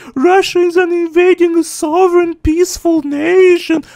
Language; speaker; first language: English; non-native, fluent; Serbian